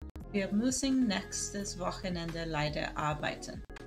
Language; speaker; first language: German; non-native, learner; Spanish